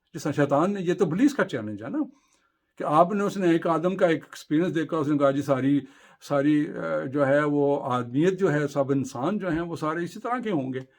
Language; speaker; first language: Urdu; native; Urdu